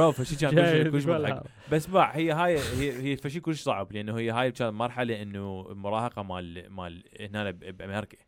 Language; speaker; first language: Arabic; early bilingual, heritage; Arabic